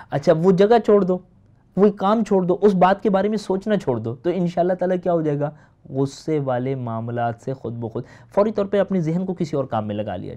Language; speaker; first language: Urdu; native; Urdu